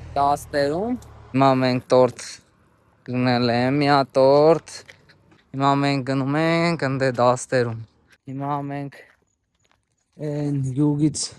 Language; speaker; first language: Armenian; non-native, learner; Hindi